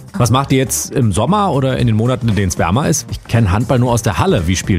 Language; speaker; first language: German; native; German